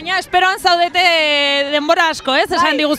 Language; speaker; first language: Basque; native; Basque